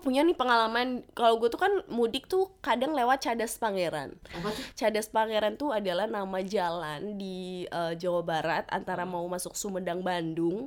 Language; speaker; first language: Indonesian; native; Indonesian